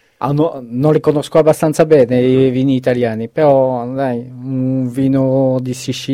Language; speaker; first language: Italian; non-native, fluent; French